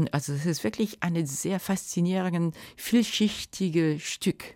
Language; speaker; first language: German; non-native, fluent; Japanese